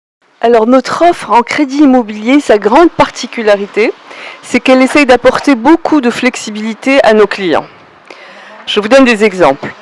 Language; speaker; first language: French; non-native, local second language; Arabic